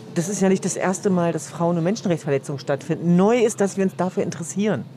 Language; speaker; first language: German; native; German